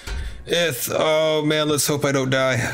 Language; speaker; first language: English; native; English